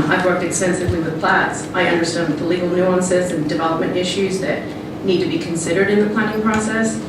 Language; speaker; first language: English; native; English